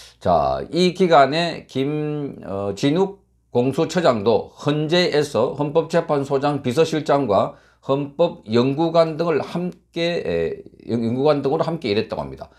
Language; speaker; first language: Korean; native; Korean